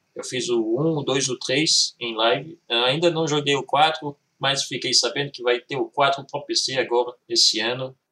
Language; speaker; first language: Portuguese; early bilingual, heritage; Portuguese